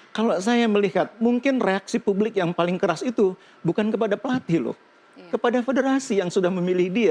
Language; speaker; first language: Indonesian; native; Indonesian